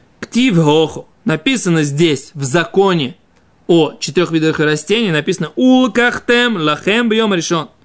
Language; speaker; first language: Russian; native; Russian